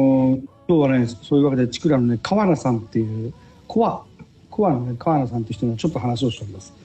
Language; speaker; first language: Japanese; native; Japanese